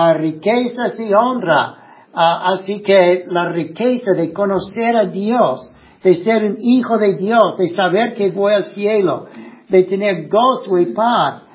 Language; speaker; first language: Spanish; non-native, fluent; English